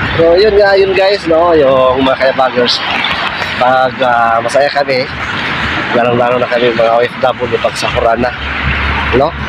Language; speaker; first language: Filipino; non-native, local second language; Cebuano